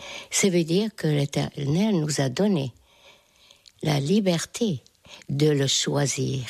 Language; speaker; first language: French; non-native, fluent; Hungarian